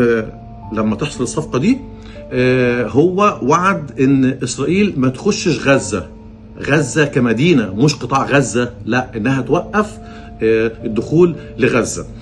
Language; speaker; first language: Arabic; native; Arabic